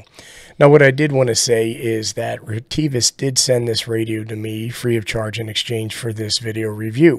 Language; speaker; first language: English; native; English